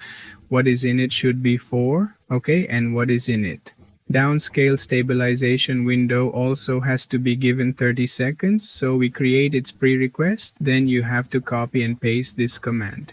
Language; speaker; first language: English; non-native, learner; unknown